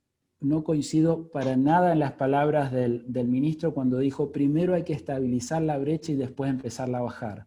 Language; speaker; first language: Spanish; native; Spanish